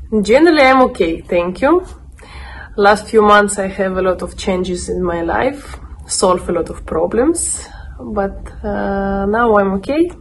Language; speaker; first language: English; non-native, learner; Russian